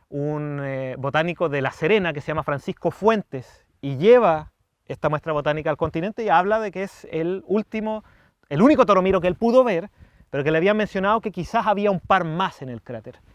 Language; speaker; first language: Spanish; native; Spanish